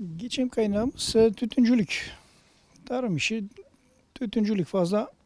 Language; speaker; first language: Turkish; native; Turkish